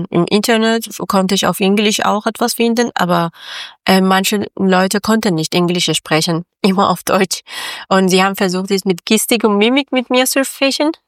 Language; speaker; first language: German; non-native, learner; Persian